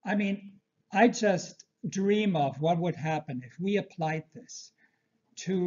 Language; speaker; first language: English; early bilingual, other home language; Turkish